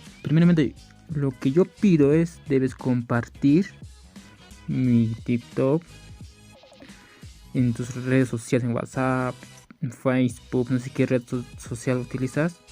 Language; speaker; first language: Spanish; non-native, local second language; Quechua